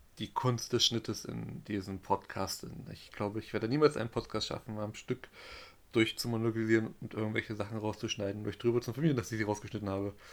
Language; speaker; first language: German; native; German